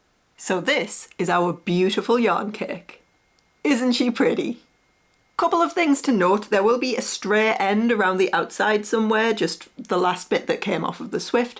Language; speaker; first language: English; native; English